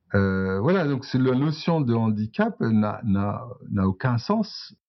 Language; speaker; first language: French; non-native, local second language; Arabic